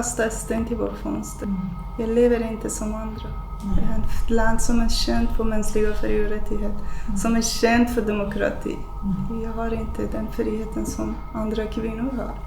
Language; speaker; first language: Swedish; non-native, fluent; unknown